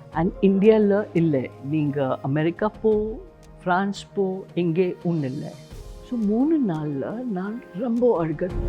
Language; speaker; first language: Tamil; non-native, learner; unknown